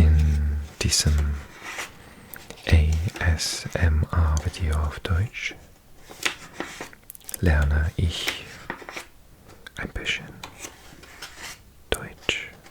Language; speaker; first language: German; non-native, learner; English